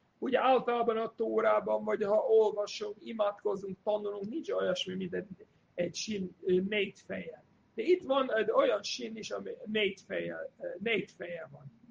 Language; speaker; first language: Hungarian; non-native, fluent; English